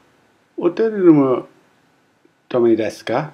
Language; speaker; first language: Japanese; non-native, learner; English